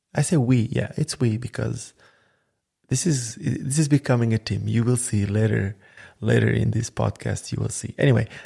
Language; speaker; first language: English; non-native, fluent; Croatian